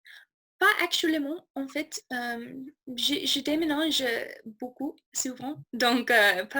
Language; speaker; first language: French; non-native, fluent; English